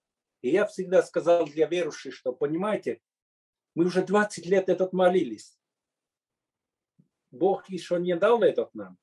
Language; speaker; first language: Russian; non-native, fluent; Finnish